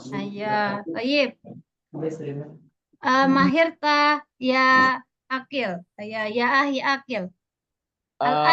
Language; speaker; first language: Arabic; non-native, fluent; Indonesian